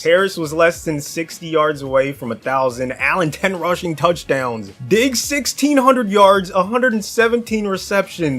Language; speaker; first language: English; native; English